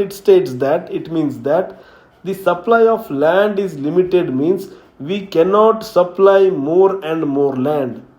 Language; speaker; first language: English; non-native, local second language; Marathi